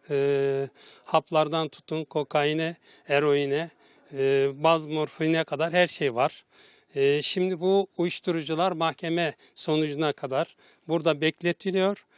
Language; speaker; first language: Turkish; native; Turkish